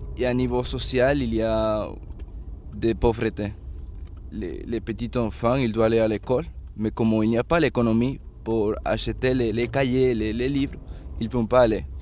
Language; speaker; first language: French; non-native, fluent; Spanish